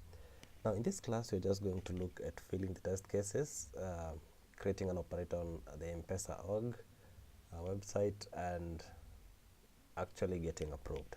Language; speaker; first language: English; non-native, local second language; Swahili